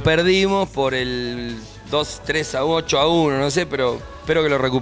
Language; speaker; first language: Spanish; native; Spanish